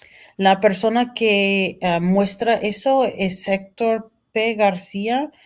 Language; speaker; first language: Spanish; non-native, fluent; English